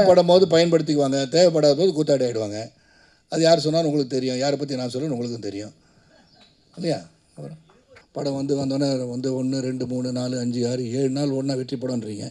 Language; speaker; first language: Tamil; native; Tamil